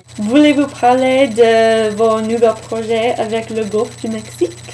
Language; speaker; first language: French; non-native, learner; English